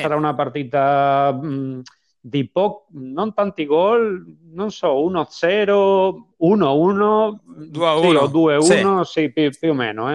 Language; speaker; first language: Italian; non-native, fluent; Spanish